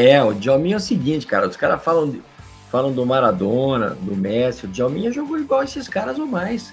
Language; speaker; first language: Portuguese; native; Portuguese